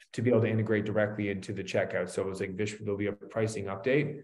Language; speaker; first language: English; native; English